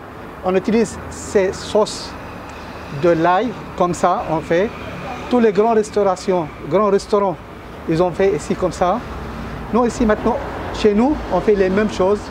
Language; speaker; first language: French; non-native, learner; Arabic